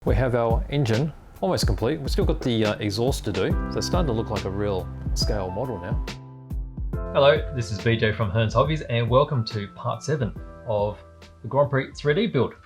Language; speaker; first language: English; native; English